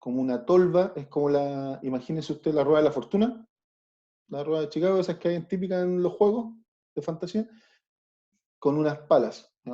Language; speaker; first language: Spanish; native; Spanish